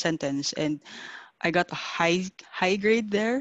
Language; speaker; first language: English; non-native, local second language; Filipino